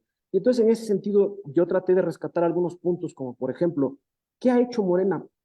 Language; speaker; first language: Spanish; native; Spanish